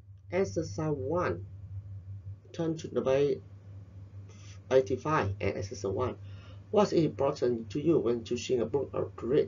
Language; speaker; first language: English; non-native, fluent; Vietnamese